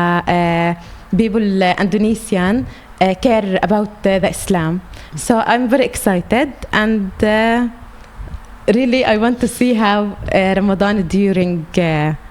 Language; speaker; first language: English; non-native, learner; Arabic